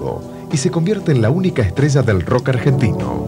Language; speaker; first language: Spanish; native; Spanish